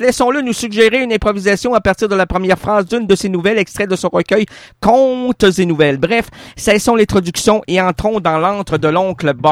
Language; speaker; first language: French; native; French